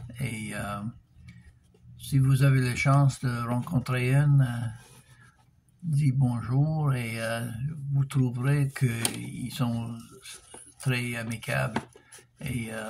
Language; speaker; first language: French; non-native, local second language; English